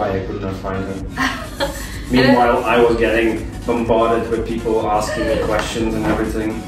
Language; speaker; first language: English; non-native, fluent; Dutch